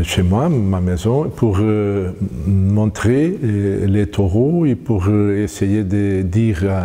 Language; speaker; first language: French; non-native, fluent; Portuguese